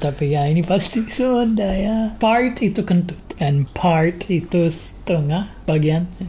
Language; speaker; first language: Indonesian; non-native, fluent; English